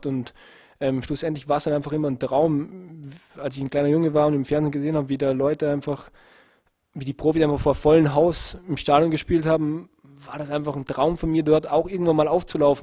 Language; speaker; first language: German; native; German